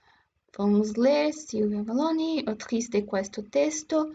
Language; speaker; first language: Italian; non-native, learner; Portuguese